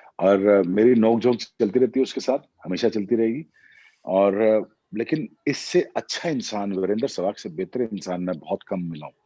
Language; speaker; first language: Urdu; non-native, local second language; Punjabi